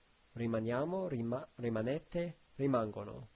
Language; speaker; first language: Italian; non-native, learner; English